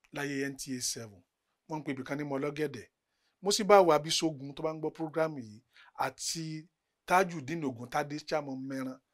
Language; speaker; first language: Yoruba; native; Yoruba